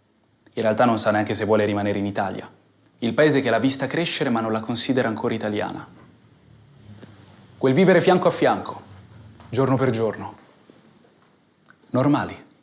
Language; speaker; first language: Italian; native; Italian